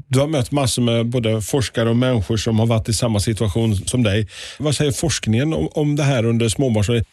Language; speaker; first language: Swedish; native; Swedish